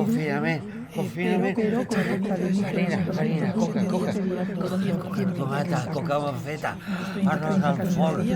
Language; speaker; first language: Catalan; native; Catalan